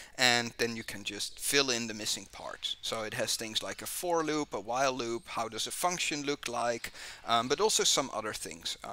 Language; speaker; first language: English; non-native, fluent; Dutch